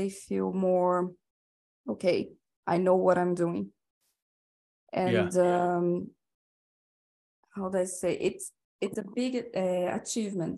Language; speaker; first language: English; non-native, fluent; Portuguese